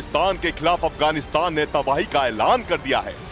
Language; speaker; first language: Hindi; native; Hindi